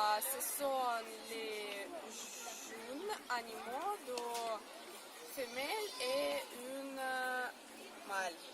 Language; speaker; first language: French; non-native, learner; Russian